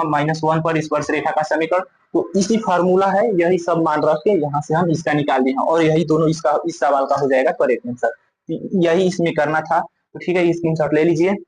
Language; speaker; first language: Hindi; native; Hindi